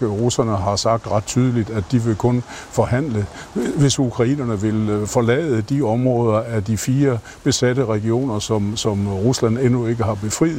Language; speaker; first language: Danish; native; Danish